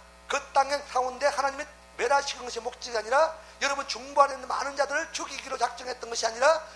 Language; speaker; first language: Korean; native; Korean